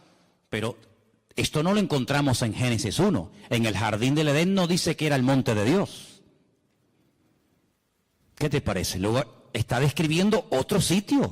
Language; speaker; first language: Spanish; native; Spanish